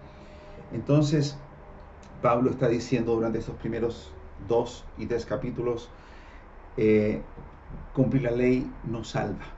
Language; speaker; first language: Spanish; native; Spanish